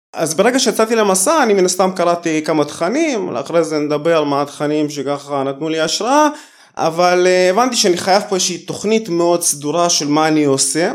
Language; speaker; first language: Hebrew; early bilingual, other home language; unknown